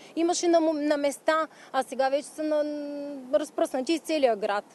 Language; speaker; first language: Bulgarian; native; Bulgarian